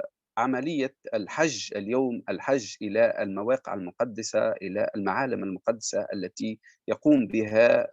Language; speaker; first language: Arabic; native; Arabic